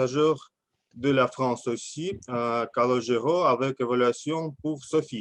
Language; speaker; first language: French; non-native, fluent; Russian